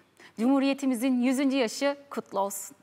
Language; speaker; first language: Turkish; native; Turkish